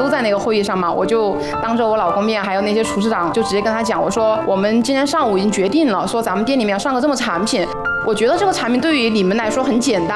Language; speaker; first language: Chinese; native; Chinese